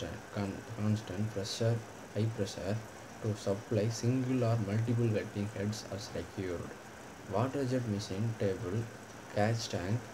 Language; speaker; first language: English; non-native, local second language; Tamil